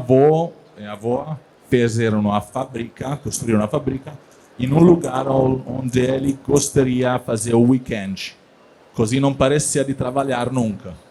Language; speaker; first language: Portuguese; non-native, learner; Italian